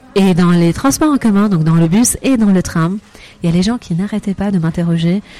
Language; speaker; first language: French; non-native, fluent; Arabic